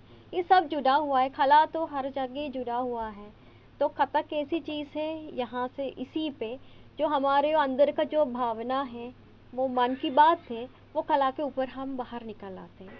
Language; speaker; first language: Hindi; non-native, fluent; Sinhala